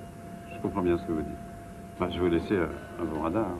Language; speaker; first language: French; native; French